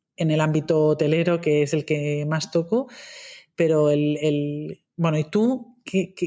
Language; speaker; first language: Spanish; native; Spanish